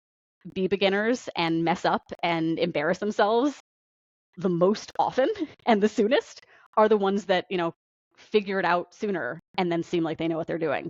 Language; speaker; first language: English; native; English